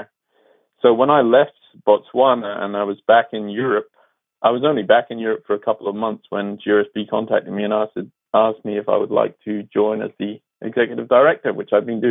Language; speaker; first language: English; native; English